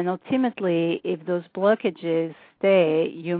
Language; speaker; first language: English; non-native, fluent; French